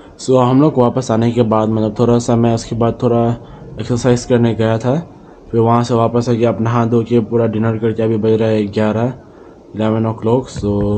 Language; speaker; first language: Hindi; non-native, local second language; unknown